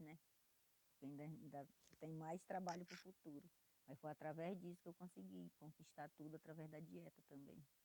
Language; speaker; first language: Portuguese; non-native, local second language; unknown